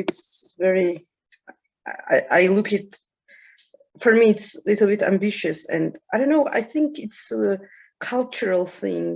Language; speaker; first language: English; non-native, fluent; Georgian